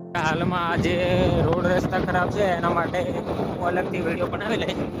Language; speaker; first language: Gujarati; non-native, local second language; Rathawi